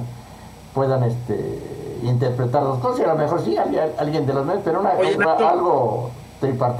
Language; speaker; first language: Spanish; native; Spanish